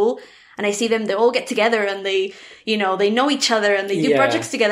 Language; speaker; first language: English; non-native, fluent; Spanish